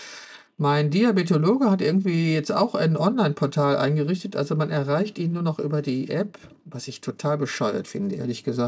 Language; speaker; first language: German; native; German